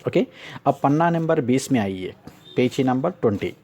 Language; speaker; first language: Hindi; non-native, local second language; Telugu